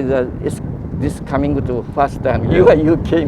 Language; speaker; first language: English; non-native, learner; Japanese